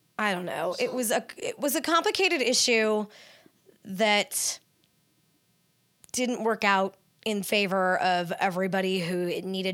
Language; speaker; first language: English; native; English